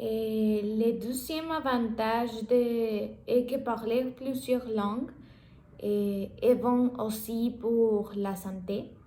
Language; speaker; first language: French; non-native, learner; Spanish